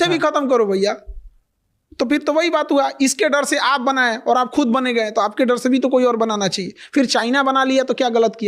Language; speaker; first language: Hindi; native; Hindi